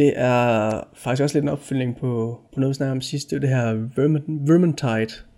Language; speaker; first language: Danish; native; Danish